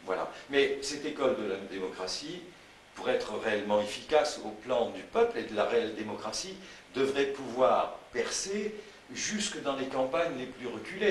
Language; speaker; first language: French; native; French